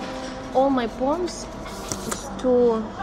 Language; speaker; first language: English; non-native, learner; Russian